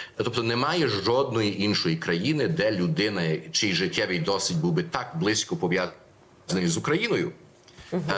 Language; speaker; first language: Ukrainian; early bilingual, heritage; Ukrainian